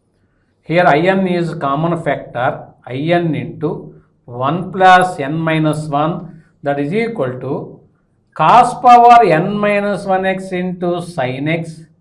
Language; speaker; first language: English; non-native, local second language; Telugu